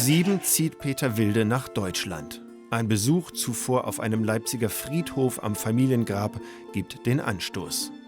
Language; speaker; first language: German; native; German